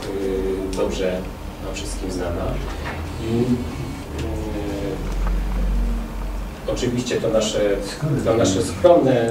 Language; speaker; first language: Polish; native; Polish